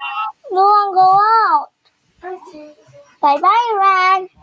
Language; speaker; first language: English; non-native, learner; Korean